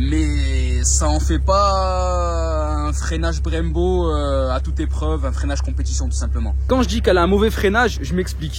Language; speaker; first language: French; native; French